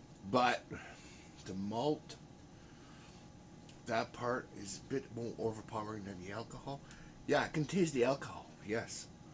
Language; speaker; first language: English; early bilingual, other home language; French